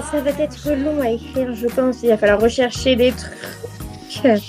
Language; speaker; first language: French; native; French